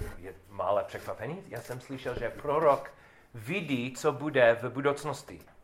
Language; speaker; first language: Czech; non-native, learner; English